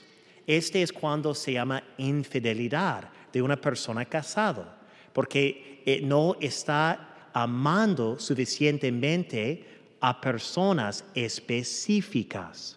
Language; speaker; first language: Spanish; early bilingual, heritage; English